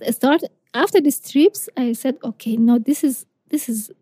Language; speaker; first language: English; non-native, fluent; Persian